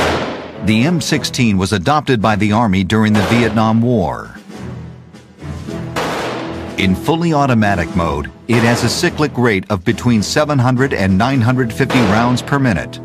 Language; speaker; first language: English; native; English